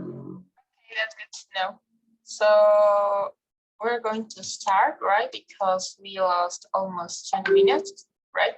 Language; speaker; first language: English; non-native, fluent; Spanish